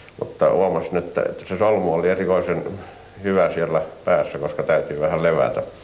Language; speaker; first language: Finnish; native; Finnish